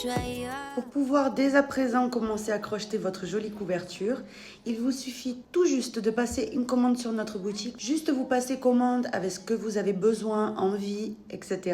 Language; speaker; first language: French; native; French